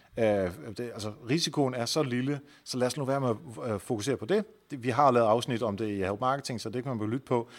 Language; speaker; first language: Danish; non-native, fluent; Dutch